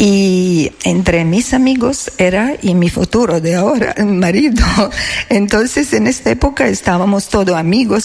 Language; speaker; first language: Spanish; non-native, learner; Serbian